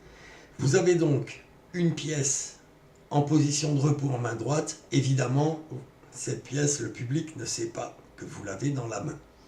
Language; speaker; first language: French; native; French